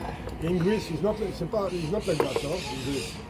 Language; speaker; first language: English; non-native, learner; French